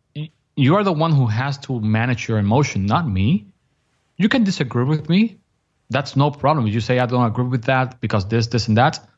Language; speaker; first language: English; non-native, fluent; Spanish